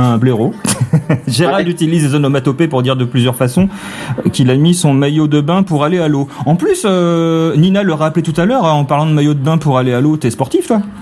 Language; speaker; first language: French; native; French